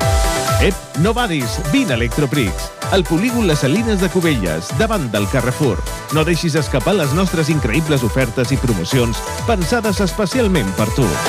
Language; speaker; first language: Catalan; native; Catalan